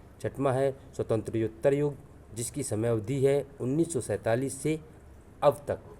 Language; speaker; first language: Hindi; native; Hindi